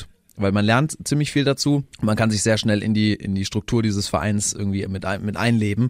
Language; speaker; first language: German; native; German